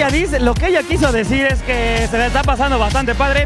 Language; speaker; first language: Spanish; native; Spanish